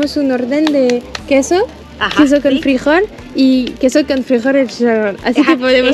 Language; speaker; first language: Spanish; non-native, learner; French